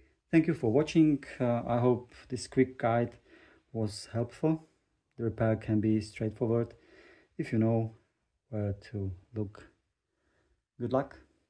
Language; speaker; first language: English; non-native, fluent; Czech